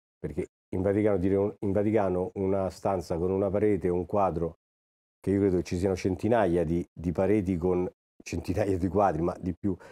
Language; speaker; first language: Italian; native; Italian